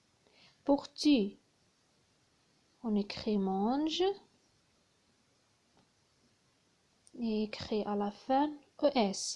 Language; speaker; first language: French; non-native, learner; Arabic